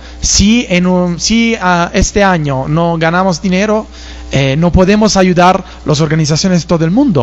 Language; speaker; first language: Spanish; non-native, fluent; Italian